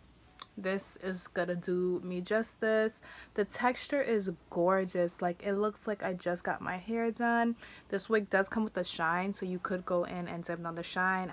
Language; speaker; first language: English; native; English